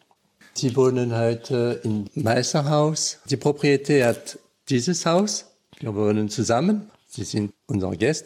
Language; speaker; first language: German; non-native, learner; French